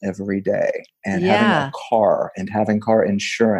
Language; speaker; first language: English; native; English